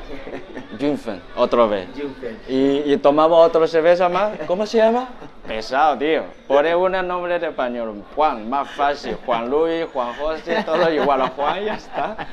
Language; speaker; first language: Spanish; non-native, learner; Chinese